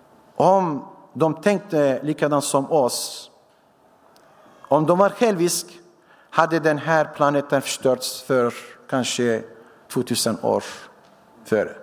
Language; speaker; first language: Swedish; non-native, fluent; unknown